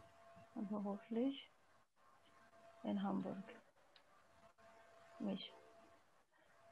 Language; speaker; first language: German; non-native, fluent; Arabic